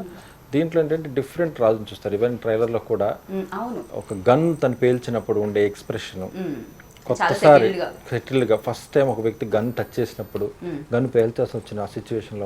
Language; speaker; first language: Telugu; native; Telugu